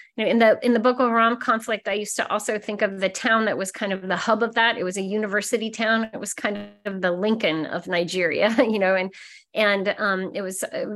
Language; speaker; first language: English; native; English